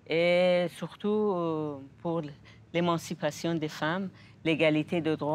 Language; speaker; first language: French; non-native, fluent; Persian